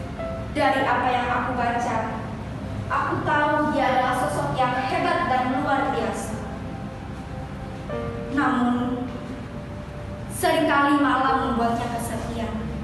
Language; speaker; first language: Indonesian; native; Indonesian